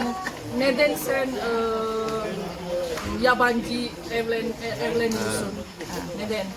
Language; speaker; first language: Turkish; non-native, learner; Indonesian